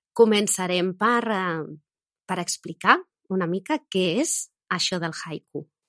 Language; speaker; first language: Catalan; native; Catalan